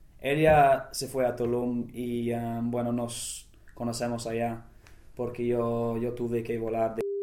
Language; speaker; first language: Spanish; non-native, fluent; English